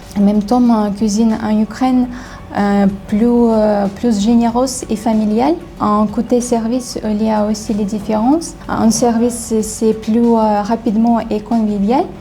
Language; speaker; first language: French; non-native, learner; Ukrainian